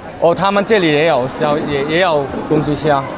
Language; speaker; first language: Chinese; non-native, fluent; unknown